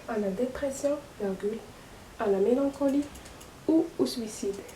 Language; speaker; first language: French; non-native, local second language; Arabic